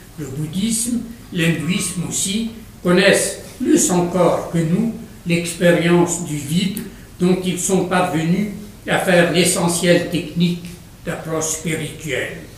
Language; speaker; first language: French; non-native, local second language; Arabic